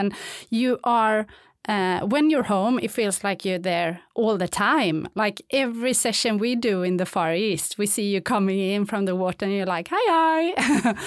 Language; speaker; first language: English; non-native, fluent; Swedish